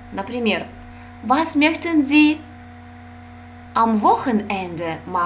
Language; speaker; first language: German; non-native, fluent; Russian